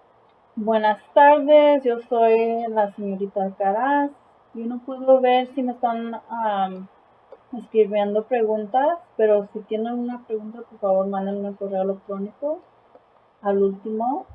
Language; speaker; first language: Spanish; early bilingual, heritage; Spanish